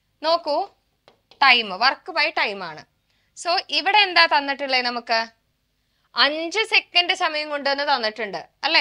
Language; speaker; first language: Malayalam; native; Malayalam